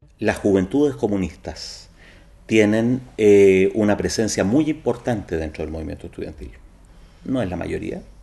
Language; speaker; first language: Spanish; native; Spanish